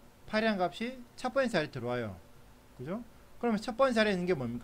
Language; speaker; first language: Korean; native; Korean